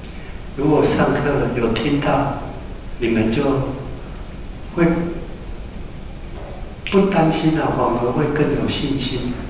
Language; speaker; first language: Chinese; native; Chinese